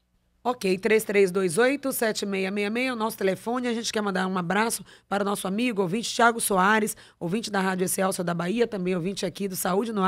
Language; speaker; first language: Portuguese; native; Portuguese